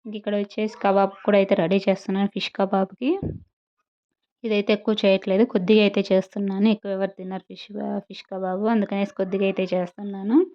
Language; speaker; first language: Telugu; native; Telugu